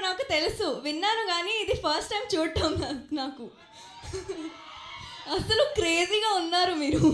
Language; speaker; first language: Telugu; non-native, local second language; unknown